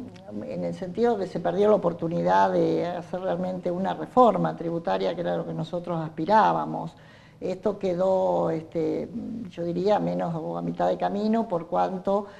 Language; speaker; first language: Spanish; native; Spanish